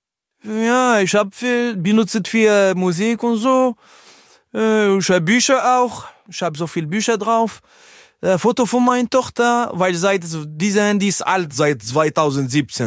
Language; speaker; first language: German; non-native, learner; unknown